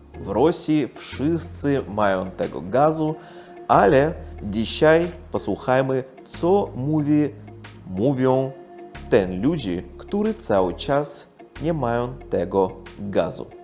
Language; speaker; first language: Polish; non-native, learner; Russian